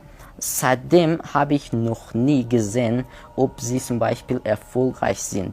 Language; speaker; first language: German; non-native, learner; Persian